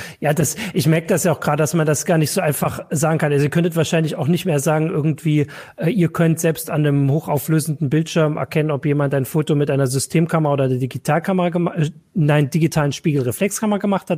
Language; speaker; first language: German; native; German